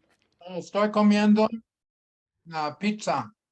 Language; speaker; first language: Spanish; non-native, fluent; English